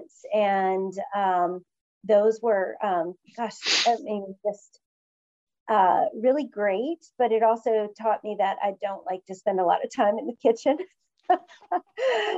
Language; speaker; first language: English; native; English